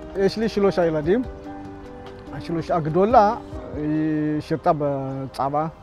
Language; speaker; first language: Hebrew; non-native, learner; Amharic